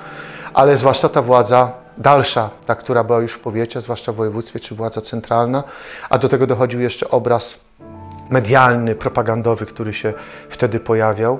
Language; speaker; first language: Polish; native; Polish